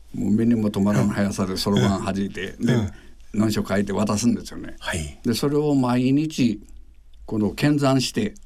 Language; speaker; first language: Japanese; native; Japanese